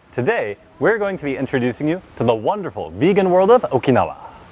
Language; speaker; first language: English; native; English